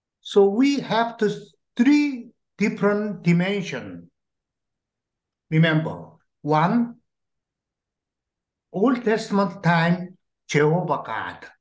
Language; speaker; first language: English; non-native, learner; Korean